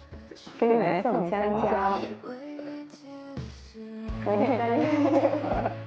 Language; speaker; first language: Chinese; native; Chinese